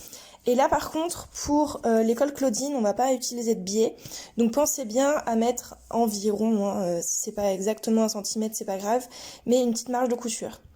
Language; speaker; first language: French; native; French